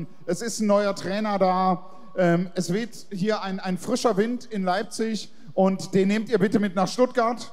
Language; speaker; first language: German; native; German